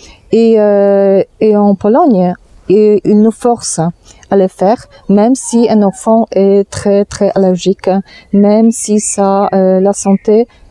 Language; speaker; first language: French; non-native, fluent; Polish